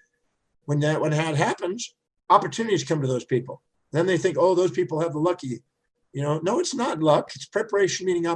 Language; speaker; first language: English; native; English